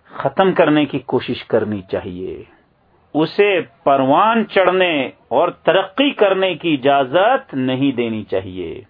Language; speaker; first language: Urdu; native; Urdu